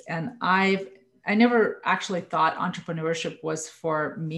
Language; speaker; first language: English; non-native, fluent; Russian